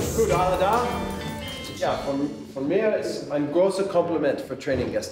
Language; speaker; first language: German; non-native, learner; English